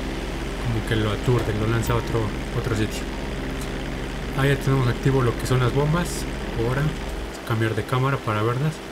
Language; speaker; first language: Spanish; native; Spanish